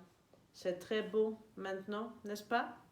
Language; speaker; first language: French; non-native, learner; Swedish